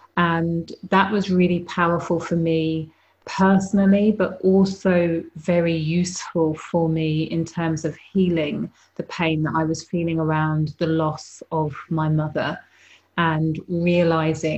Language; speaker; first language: English; native; English